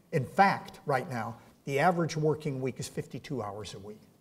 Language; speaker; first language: English; native; English